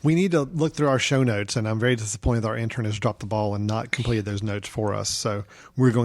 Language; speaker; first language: English; native; English